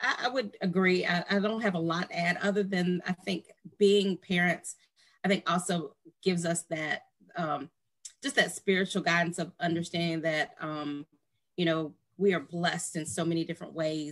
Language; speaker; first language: English; native; English